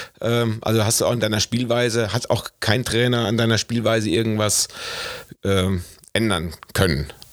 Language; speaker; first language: German; native; German